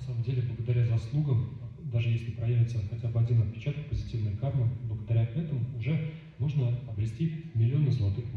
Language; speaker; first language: Russian; native; Russian